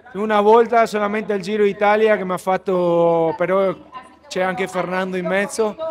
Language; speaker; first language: Italian; non-native, fluent; Spanish